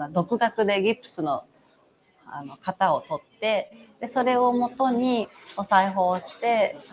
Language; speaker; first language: Japanese; native; Japanese